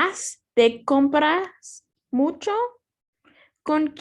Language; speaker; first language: Spanish; non-native, learner; English